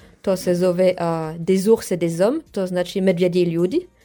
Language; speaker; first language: Serbian; non-native, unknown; French